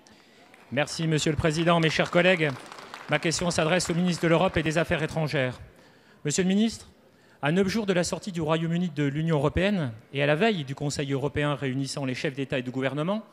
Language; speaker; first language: French; native; French